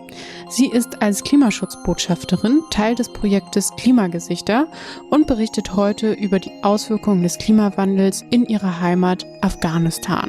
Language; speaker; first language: German; native; German